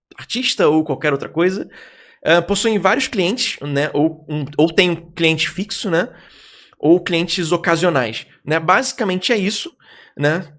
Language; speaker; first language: Portuguese; native; Portuguese